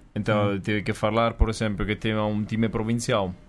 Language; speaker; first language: Portuguese; non-native, fluent; Italian